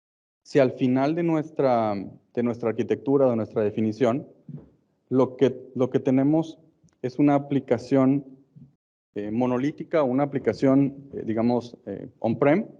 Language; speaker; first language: Spanish; native; Spanish